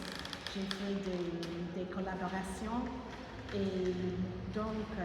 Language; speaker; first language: French; non-native, fluent; English